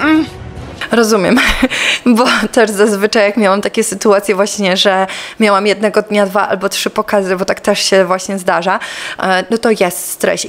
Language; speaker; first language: Polish; native; Polish